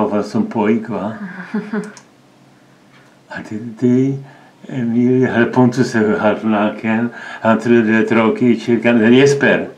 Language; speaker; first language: Swedish; non-native, learner; Czech